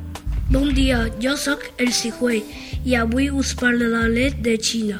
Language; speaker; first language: Catalan; early bilingual, other home language; Chinese